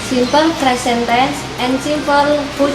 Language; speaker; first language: English; non-native, learner; Indonesian